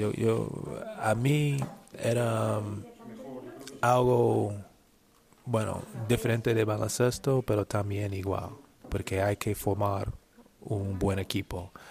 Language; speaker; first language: Spanish; non-native, learner; English